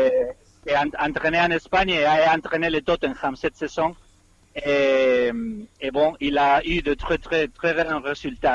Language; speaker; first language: French; non-native, fluent; Spanish